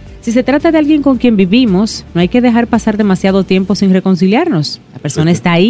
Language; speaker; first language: Spanish; native; Spanish